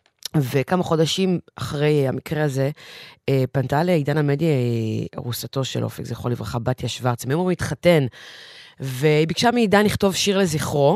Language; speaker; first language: Hebrew; native; Hebrew